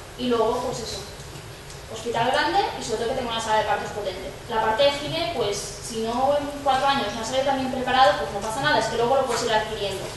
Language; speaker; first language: Spanish; non-native, local second language; Catalan